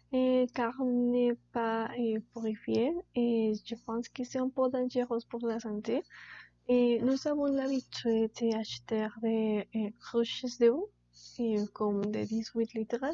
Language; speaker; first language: French; non-native, learner; Spanish